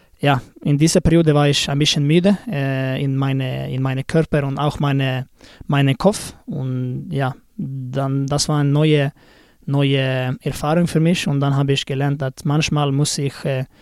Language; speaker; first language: German; non-native, learner; Swedish